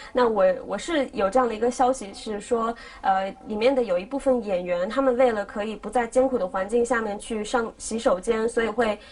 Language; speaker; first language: Chinese; native; Chinese